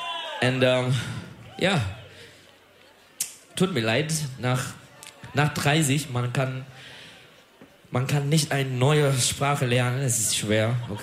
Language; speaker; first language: German; non-native, learner; Turkish